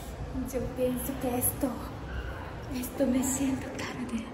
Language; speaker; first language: Spanish; non-native, learner; Japanese